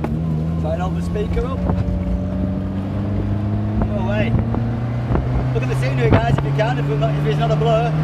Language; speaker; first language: English; native; English